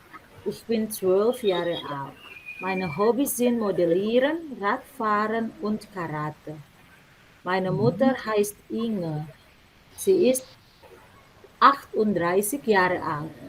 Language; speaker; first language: German; non-native, learner; Indonesian